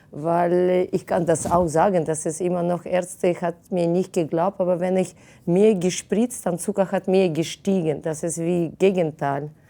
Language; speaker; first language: German; non-native, fluent; Russian